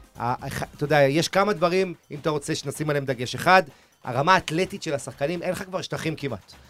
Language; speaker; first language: Hebrew; early bilingual, other home language; Spanish